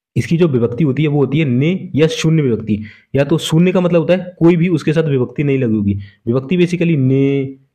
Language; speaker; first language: Hindi; native; Hindi